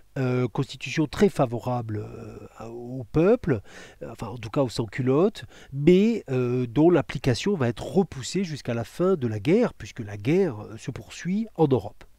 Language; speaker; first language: French; native; French